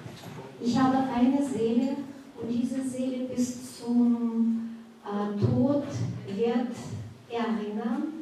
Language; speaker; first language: German; non-native, fluent; Russian